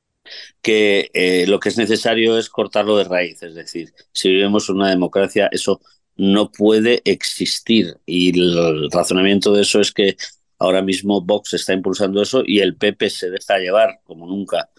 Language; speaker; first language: Spanish; native; Spanish